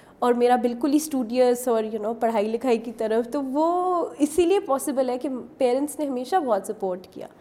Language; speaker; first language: Urdu; native; Urdu